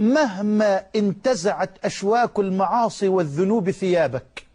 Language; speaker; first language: Arabic; native; Arabic